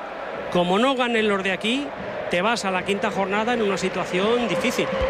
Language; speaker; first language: Spanish; native; Spanish